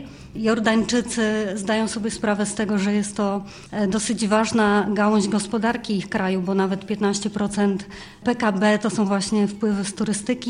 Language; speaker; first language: Polish; native; Polish